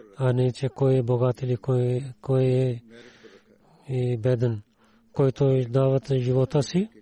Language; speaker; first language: Bulgarian; non-native, learner; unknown